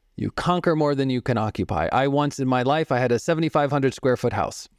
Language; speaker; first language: English; native; English